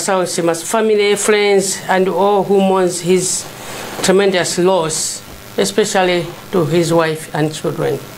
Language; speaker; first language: English; non-native, local second language; Nyanja